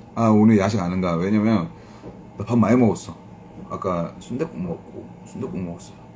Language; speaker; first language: Korean; native; Korean